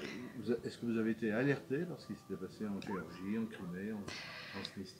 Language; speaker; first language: French; native; French